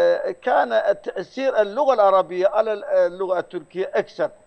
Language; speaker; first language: Arabic; non-native, fluent; Turkish